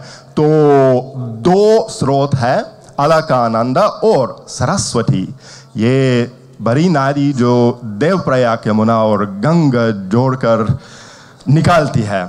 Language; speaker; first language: Hindi; non-native, fluent; Russian